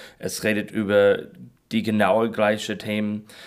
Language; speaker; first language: German; non-native, learner; English